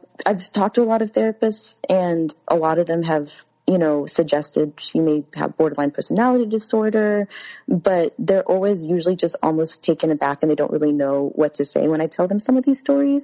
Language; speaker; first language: English; native; English